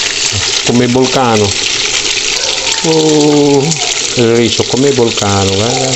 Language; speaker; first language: Italian; non-native, learner; Filipino